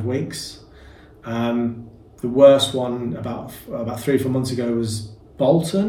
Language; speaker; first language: English; native; English